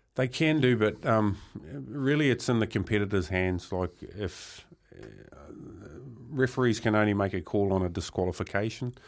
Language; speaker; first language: English; native; English